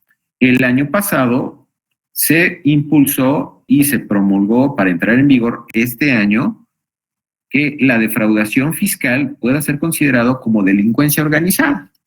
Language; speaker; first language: Spanish; native; Spanish